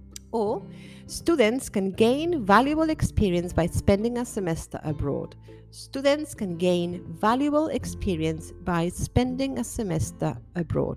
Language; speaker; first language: English; non-native, fluent; Spanish